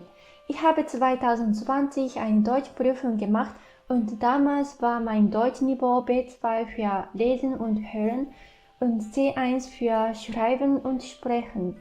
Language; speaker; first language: German; non-native, fluent; Japanese